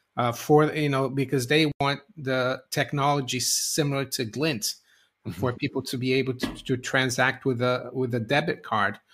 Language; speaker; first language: English; non-native, fluent; Portuguese